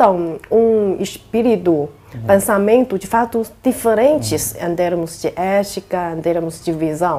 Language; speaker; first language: Portuguese; non-native, fluent; Chinese